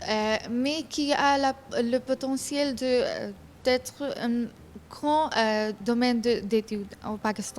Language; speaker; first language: French; non-native, learner; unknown